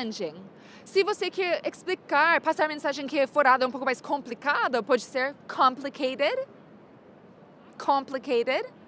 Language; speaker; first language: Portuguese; non-native, fluent; English